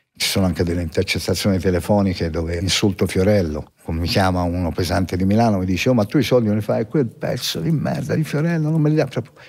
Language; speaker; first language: Italian; native; Italian